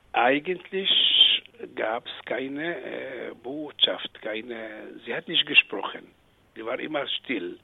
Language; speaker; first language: German; non-native, fluent; Arabic